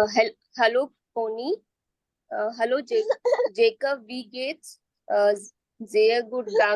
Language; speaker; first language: German; non-native, learner; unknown